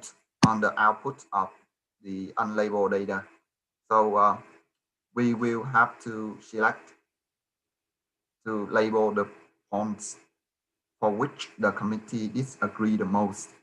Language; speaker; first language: English; non-native, fluent; Vietnamese